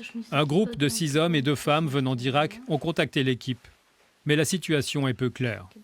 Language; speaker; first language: French; native; French